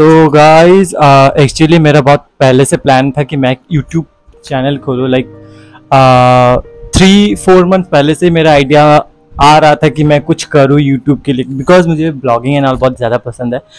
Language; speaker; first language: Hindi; non-native, local second language; Assamese